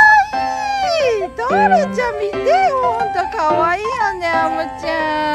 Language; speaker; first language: Japanese; native; Japanese